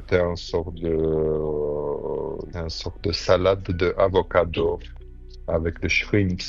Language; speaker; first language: French; non-native, fluent; Romanian